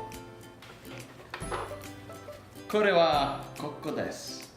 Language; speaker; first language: Japanese; non-native, learner; English